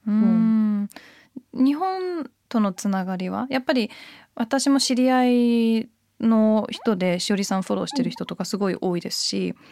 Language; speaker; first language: Japanese; early bilingual, heritage; Japanese